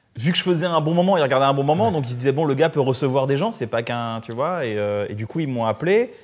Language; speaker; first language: French; native; French